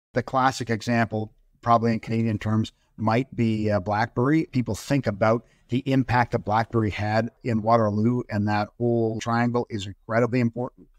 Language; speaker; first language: English; native; English